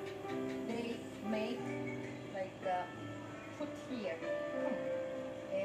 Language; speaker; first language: English; non-native, learner; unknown